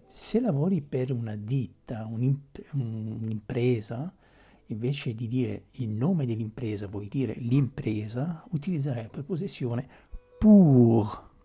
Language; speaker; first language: Italian; non-native, fluent; French